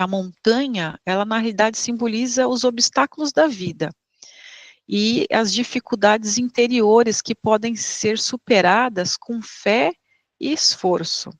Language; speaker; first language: Portuguese; native; Portuguese